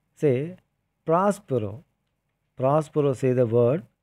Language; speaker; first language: English; non-native, local second language; Tamil